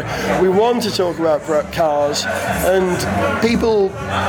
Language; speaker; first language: English; native; English